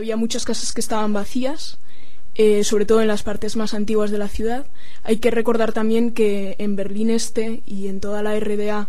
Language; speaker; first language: Spanish; native; Spanish